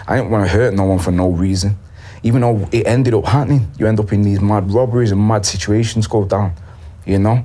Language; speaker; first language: English; native; English